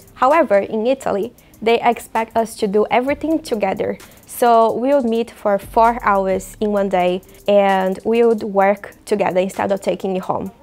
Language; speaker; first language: English; non-native, fluent; Portuguese